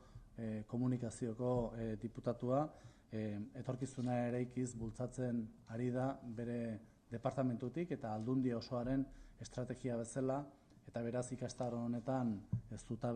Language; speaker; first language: Basque; native; Basque